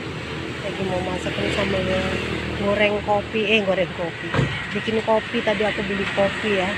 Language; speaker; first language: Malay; non-native, local second language; Javanese